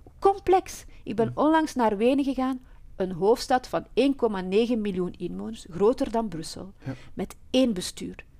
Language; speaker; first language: Dutch; native; Dutch